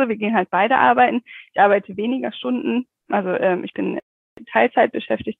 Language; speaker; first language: German; native; German